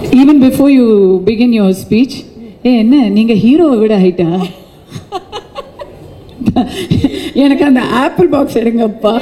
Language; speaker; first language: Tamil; native; Tamil